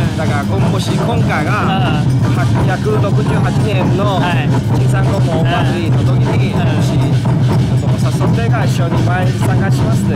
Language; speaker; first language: Japanese; non-native, learner; Chinese